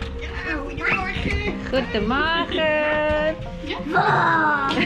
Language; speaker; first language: Dutch; non-native, learner; Thai